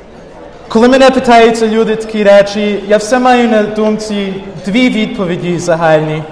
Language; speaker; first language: Ukrainian; early bilingual, heritage; Ukrainian